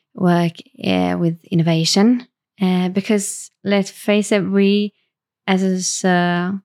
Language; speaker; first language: English; non-native, fluent; Swedish